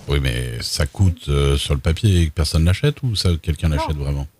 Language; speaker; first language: French; native; French